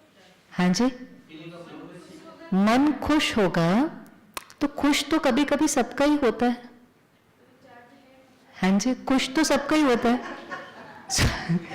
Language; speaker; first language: Hindi; native; Hindi